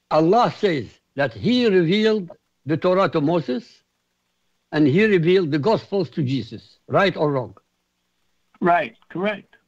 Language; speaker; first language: English; non-native, fluent; Arabic